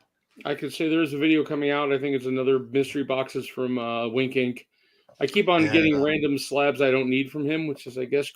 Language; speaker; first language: English; native; English